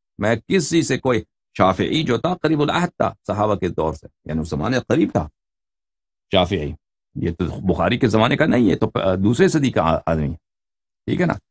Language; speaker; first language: Urdu; non-native, fluent; Persian